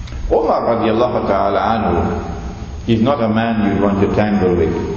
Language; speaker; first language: English; native; English